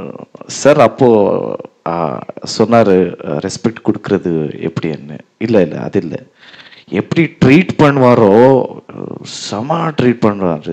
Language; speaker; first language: Tamil; non-native, learner; Kannada